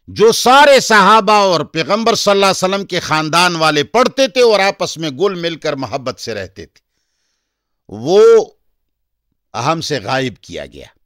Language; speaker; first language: Urdu; non-native, local second language; Pashto